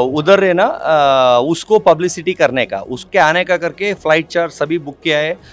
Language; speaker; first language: Hindi; non-native, local second language; Kannada